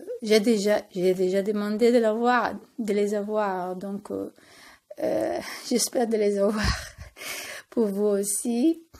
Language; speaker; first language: French; non-native, fluent; Italian